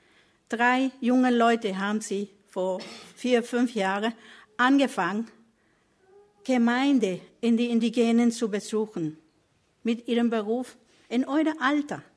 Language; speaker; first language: German; non-native, learner; Spanish